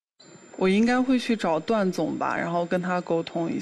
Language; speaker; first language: Chinese; native; Chinese